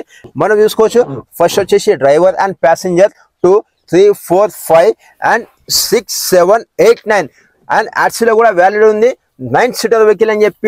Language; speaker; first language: Telugu; native; Telugu